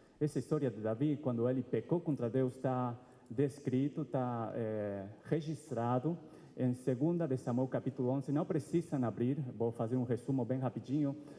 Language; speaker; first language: Portuguese; non-native, fluent; Spanish